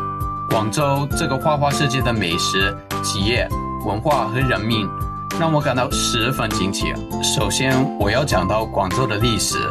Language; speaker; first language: Chinese; non-native, learner; English